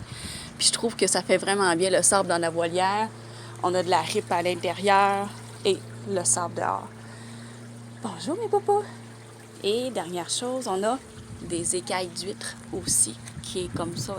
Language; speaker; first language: French; native; French